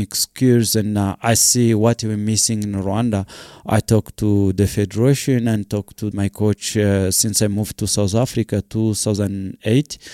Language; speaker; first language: English; non-native, local second language; Kinyarwanda